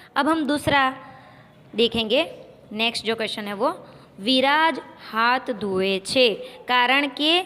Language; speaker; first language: Hindi; non-native, local second language; Gujarati